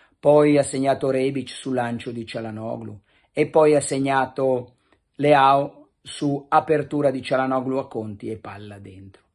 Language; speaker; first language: Italian; native; Italian